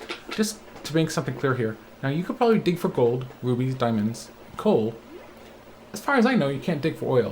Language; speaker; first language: English; native; English